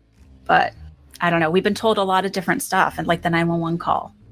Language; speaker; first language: English; native; English